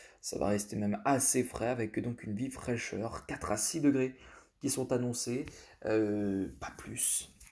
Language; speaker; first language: French; native; French